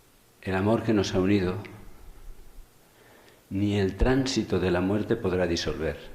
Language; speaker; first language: Spanish; native; Spanish